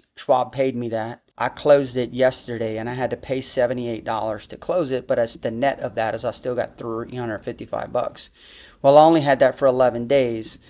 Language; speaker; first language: English; native; English